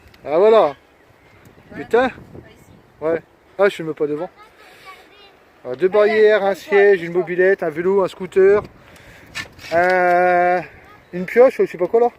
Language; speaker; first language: French; native; French